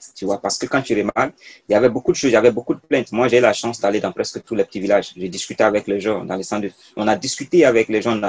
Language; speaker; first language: French; non-native, local second language; Mossi